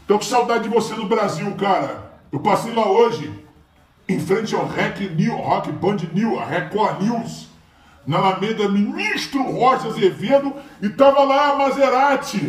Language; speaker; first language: Portuguese; native; Portuguese